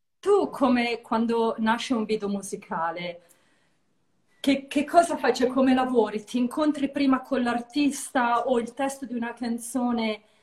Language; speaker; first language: Italian; native; Italian